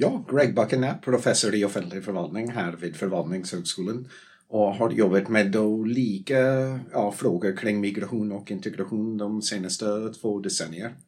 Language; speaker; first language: Swedish; non-native, fluent; English